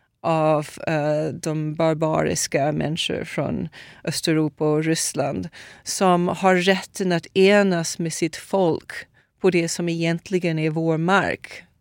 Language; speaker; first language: Swedish; non-native, fluent; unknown